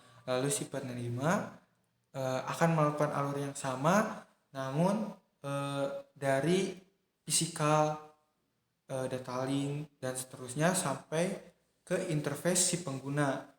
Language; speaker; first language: Indonesian; native; Indonesian